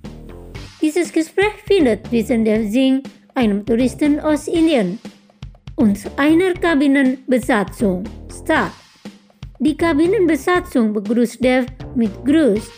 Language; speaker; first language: German; non-native, fluent; Indonesian